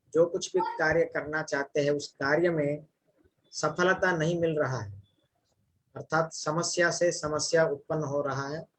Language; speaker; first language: Hindi; non-native, local second language; Kannada